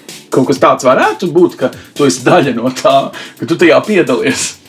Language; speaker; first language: Latvian; native; Latvian